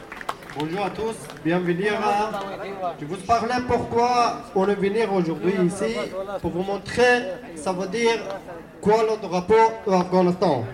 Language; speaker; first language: French; non-native, learner; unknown